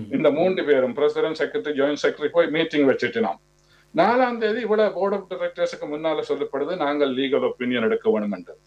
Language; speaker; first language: Tamil; native; Tamil